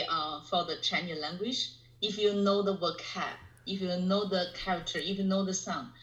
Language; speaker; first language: English; non-native, fluent; Chinese